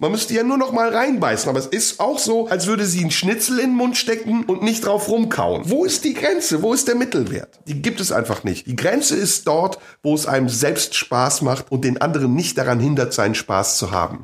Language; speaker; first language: German; native; German